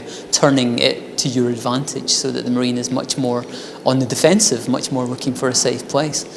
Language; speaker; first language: English; native; English